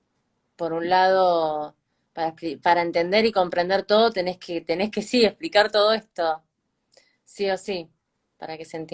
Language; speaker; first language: Spanish; native; Spanish